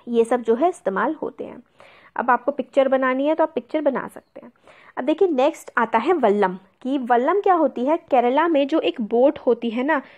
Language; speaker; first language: Hindi; native; Hindi